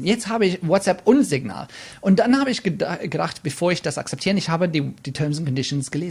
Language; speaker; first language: German; non-native, fluent; English